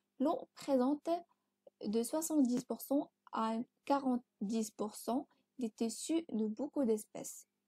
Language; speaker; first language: French; non-native, local second language; Arabic